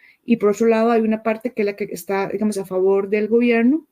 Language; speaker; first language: Spanish; native; Spanish